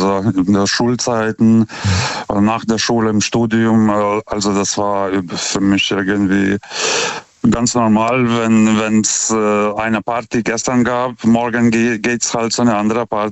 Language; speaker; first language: German; native; German